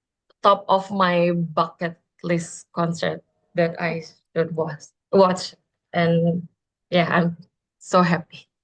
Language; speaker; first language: English; non-native, learner; Indonesian